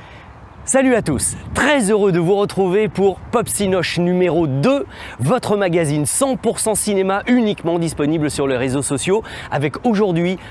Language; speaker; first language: French; native; French